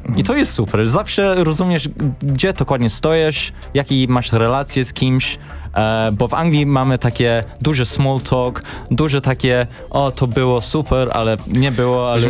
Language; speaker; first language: Polish; non-native, learner; English